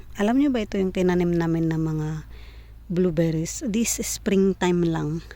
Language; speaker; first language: Filipino; non-native, local second language; Cebuano